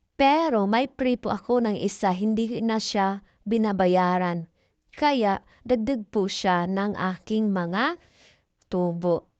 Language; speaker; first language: Filipino; non-native, local second language; Cebuano